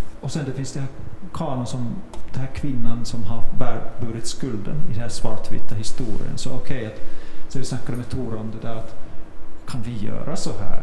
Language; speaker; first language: Swedish; non-native, fluent; Finnish